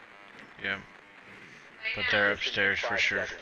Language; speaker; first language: English; native; English